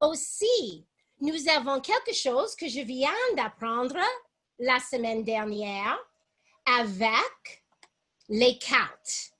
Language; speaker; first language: French; non-native, fluent; English